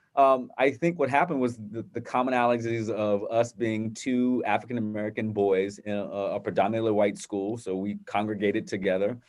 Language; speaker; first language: English; native; English